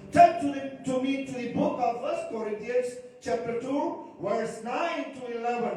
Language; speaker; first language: English; non-native, local second language; Tamil